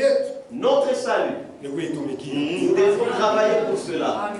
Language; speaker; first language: French; non-native, local second language; Swahili